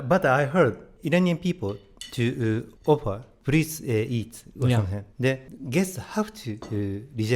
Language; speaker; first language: English; non-native, learner; Japanese